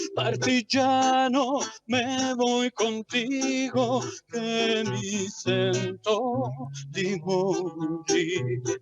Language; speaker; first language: Italian; non-native, fluent; Spanish